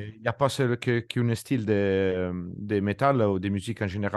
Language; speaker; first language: French; non-native, fluent; Italian